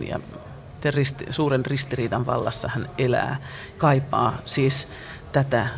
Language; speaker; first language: Finnish; native; Finnish